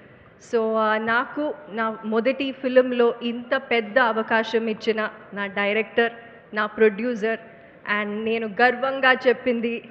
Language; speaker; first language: Telugu; non-native, local second language; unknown